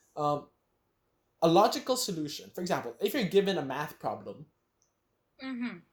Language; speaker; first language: English; native; English